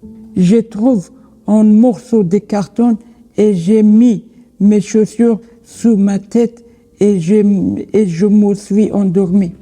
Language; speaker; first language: French; non-native, learner; Persian